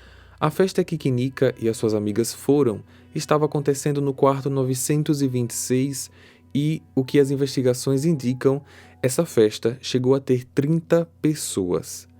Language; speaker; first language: Portuguese; native; Portuguese